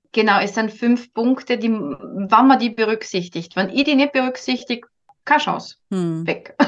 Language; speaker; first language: German; native; German